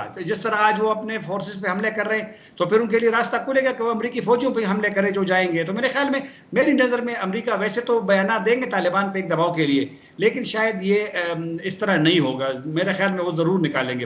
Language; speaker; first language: Hindi; non-native, local second language; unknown